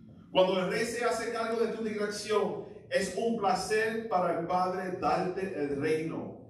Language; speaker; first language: Spanish; early bilingual, heritage; Spanish